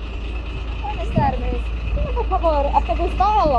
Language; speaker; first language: Spanish; non-native, learner; Russian